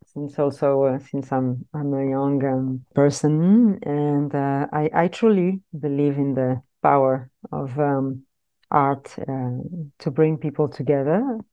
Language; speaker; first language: English; non-native, fluent; French